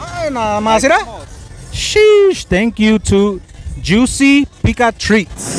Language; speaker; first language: Spanish; early bilingual, heritage; Spanish